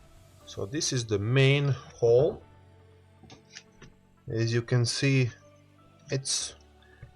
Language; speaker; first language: English; non-native, learner; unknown